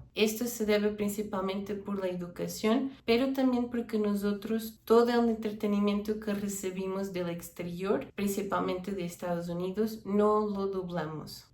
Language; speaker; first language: Spanish; non-native, fluent; Portuguese